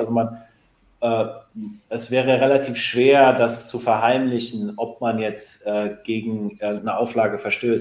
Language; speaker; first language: German; native; German